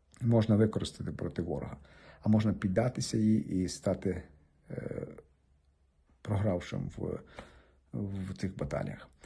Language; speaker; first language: Ukrainian; native; Ukrainian